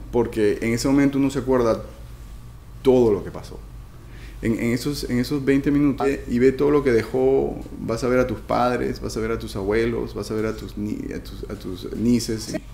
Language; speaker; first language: Spanish; native; Spanish